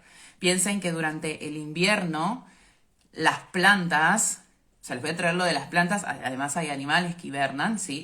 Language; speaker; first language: Spanish; native; Spanish